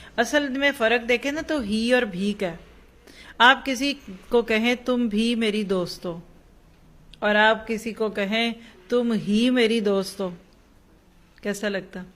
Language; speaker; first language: Urdu; native; Urdu